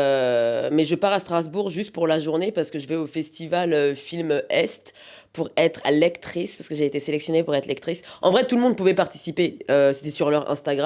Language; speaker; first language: French; native; French